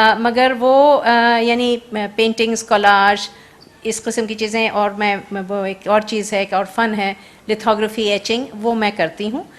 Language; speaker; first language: Urdu; native; Urdu